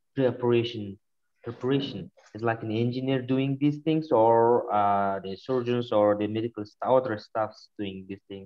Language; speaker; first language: English; non-native, learner; Mongolian